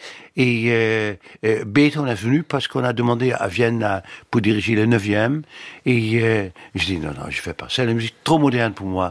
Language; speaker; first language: French; non-native, fluent; Dutch